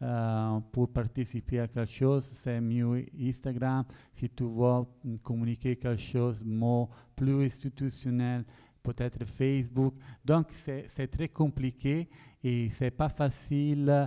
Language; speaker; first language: French; non-native, learner; Italian